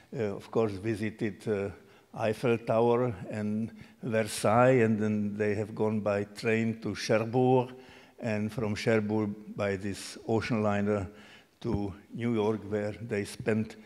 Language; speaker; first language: English; non-native, fluent; Czech